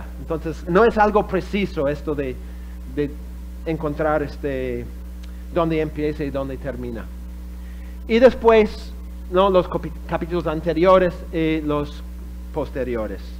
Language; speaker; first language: Spanish; non-native, fluent; English